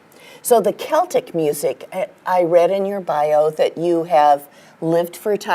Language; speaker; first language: English; native; English